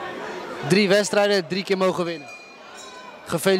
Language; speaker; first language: Dutch; native; Dutch